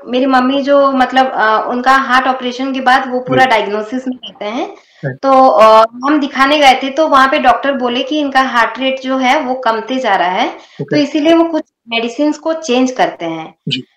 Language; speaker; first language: Hindi; non-native, local second language; Odia